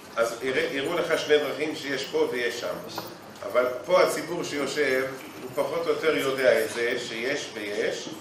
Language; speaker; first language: Hebrew; native; Hebrew